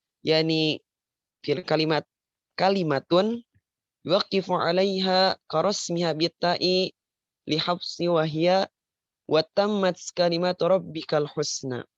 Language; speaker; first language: Arabic; non-native, learner; Indonesian